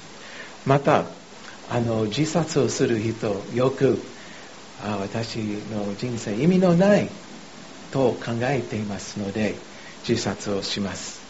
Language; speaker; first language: Japanese; non-native, fluent; English